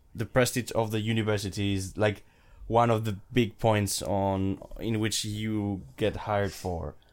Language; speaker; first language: English; non-native, fluent; Spanish